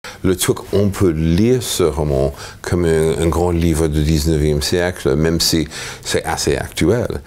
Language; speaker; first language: French; non-native, fluent; English